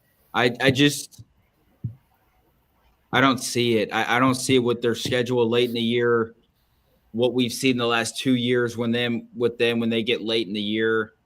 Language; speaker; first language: English; native; English